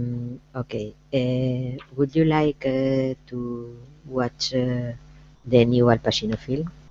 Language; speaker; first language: English; non-native, learner; Spanish